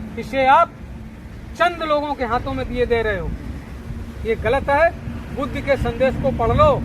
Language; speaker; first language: Hindi; native; Hindi